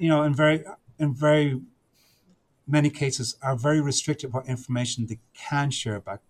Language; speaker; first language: English; native; English